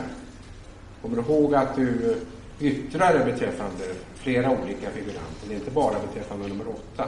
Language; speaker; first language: Swedish; native; Swedish